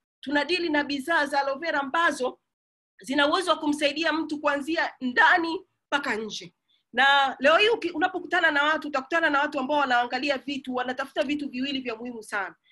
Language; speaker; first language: Swahili; native; Swahili